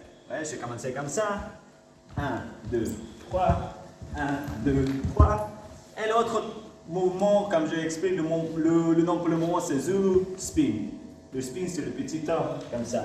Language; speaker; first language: French; non-native, learner; Latvian